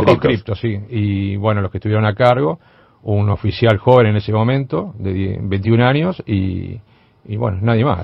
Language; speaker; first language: Spanish; native; Spanish